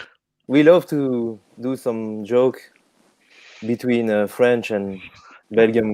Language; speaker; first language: English; non-native, fluent; French